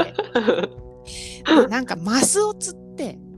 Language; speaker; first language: Japanese; native; Japanese